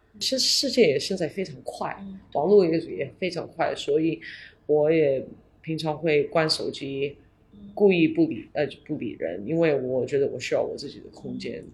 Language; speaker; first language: Chinese; early bilingual, heritage; English